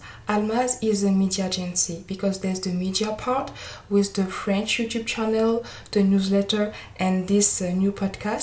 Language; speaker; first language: English; non-native, fluent; French